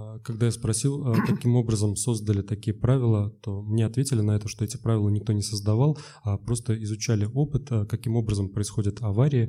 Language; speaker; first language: Russian; native; Russian